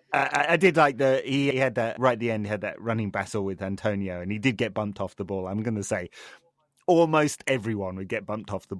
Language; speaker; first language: English; native; English